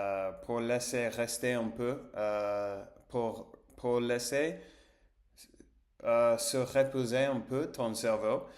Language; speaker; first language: French; non-native, learner; English